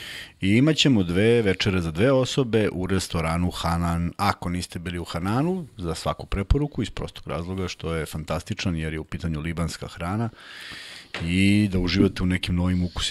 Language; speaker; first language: Serbian; native; Serbian